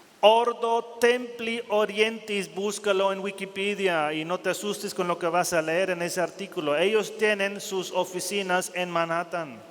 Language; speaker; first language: Spanish; non-native, fluent; German